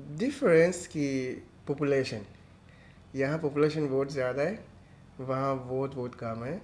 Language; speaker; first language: Hindi; non-native, fluent; Swahili